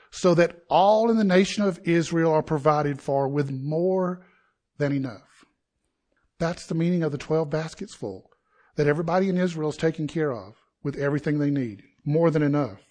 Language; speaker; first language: English; native; English